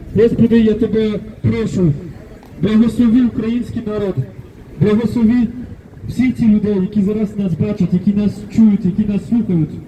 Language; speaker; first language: Ukrainian; non-native, fluent; French